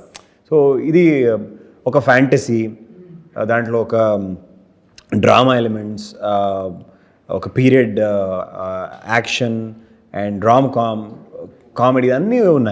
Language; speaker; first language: Telugu; non-native, learner; Kannada